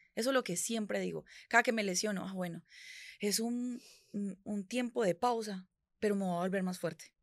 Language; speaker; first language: Spanish; native; Spanish